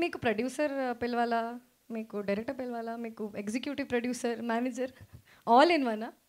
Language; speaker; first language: Telugu; early bilingual, heritage; Telugu